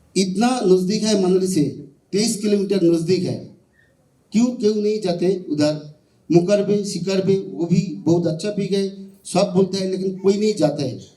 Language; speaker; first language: Hindi; non-native, local second language; Bangla